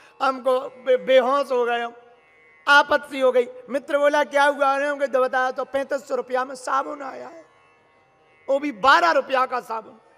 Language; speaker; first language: Hindi; native; Hindi